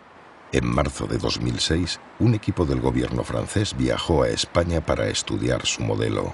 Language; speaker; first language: Spanish; native; Spanish